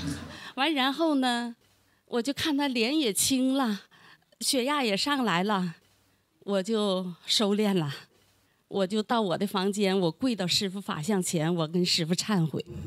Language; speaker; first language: Chinese; native; Chinese